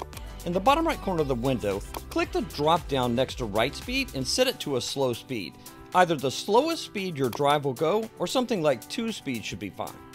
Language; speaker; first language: English; native; English